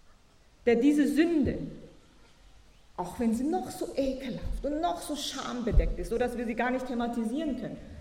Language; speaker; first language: German; native; German